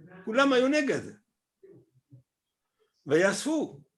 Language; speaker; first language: Hebrew; non-native, fluent; French